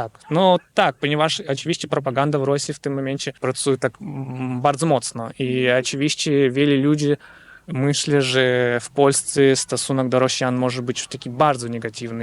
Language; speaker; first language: Polish; non-native, learner; Russian